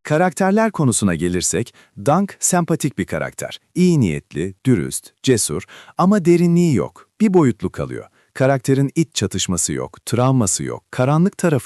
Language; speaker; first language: Turkish; native; Turkish